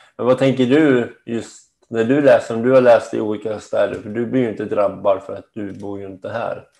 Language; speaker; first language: Swedish; native; Swedish